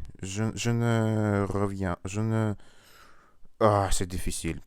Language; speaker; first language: French; non-native, learner; Russian